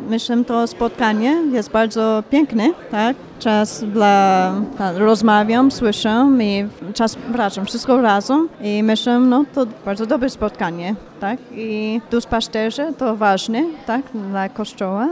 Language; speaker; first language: Polish; non-native, learner; Bulgarian